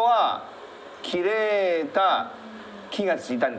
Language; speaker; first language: Japanese; non-native, learner; Chinese